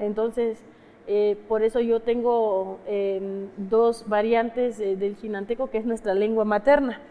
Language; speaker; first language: Spanish; non-native, local second language; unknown